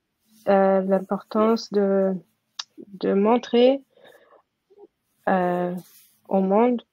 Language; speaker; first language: French; non-native, fluent; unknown